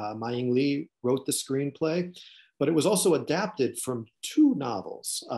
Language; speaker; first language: English; native; English